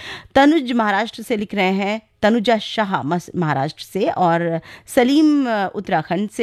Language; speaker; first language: Hindi; native; Hindi